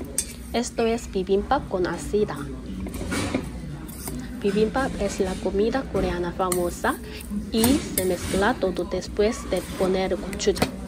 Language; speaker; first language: Spanish; non-native, learner; Korean